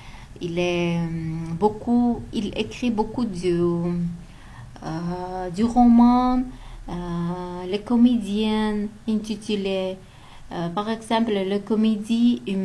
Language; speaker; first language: French; non-native, learner; Uzbek